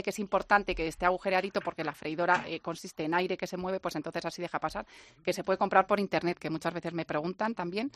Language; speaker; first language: Spanish; native; Spanish